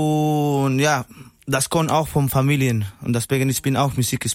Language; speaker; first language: German; non-native, learner; Spanish